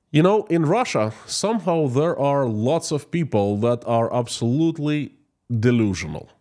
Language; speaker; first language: English; non-native, fluent; Russian